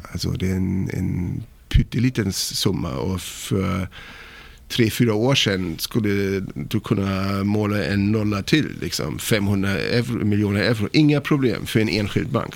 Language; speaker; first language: Swedish; non-native, fluent; German